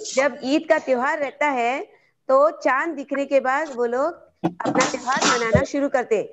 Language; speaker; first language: Hindi; non-native, local second language; Marathi